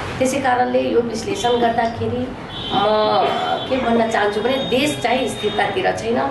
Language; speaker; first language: Nepali; non-native, local second language; Maithili